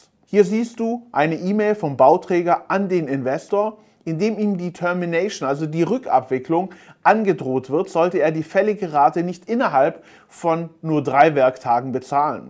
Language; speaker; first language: German; native; German